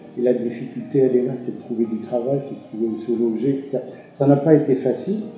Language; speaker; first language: French; non-native, local second language; Arabic